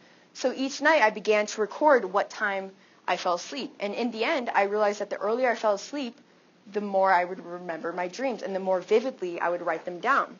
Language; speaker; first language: English; native; English